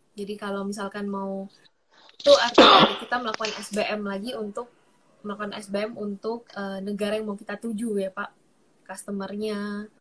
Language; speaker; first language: Indonesian; native; Indonesian